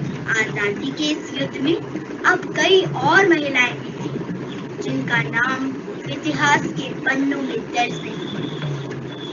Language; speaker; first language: Hindi; native; Hindi